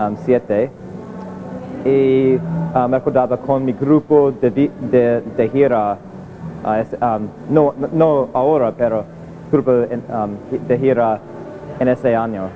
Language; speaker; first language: Spanish; non-native, learner; English